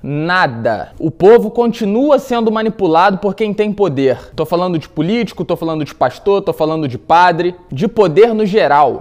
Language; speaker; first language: Portuguese; native; Portuguese